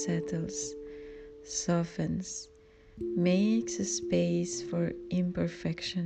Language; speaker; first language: English; non-native, fluent; Spanish